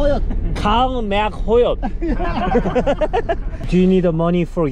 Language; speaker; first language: English; non-native, learner; Korean